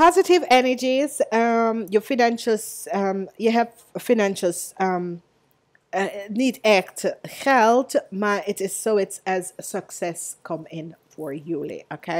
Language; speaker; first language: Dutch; non-native, learner; English